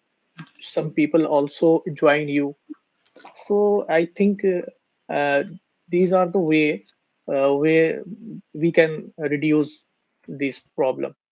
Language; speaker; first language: English; non-native, learner; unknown